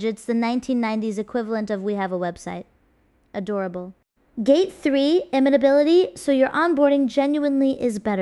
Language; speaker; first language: English; native; English